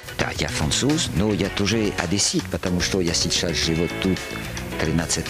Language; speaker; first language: Ukrainian; non-native, learner; French